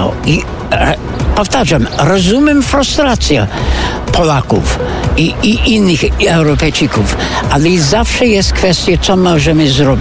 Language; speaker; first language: Polish; non-native, fluent; English